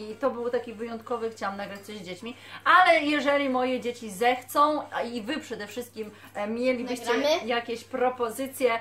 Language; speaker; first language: Polish; native; Polish